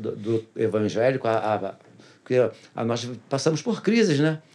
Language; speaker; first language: Portuguese; native; Portuguese